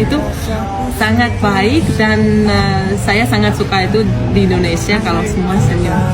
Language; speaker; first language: Indonesian; non-native, fluent; Russian